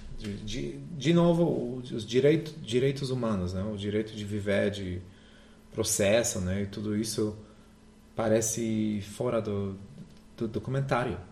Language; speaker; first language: Portuguese; non-native, fluent; Polish